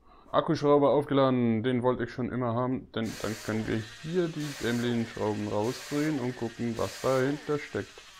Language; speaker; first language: German; native; German